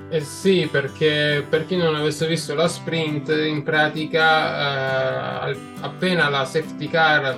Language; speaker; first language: Italian; native; Italian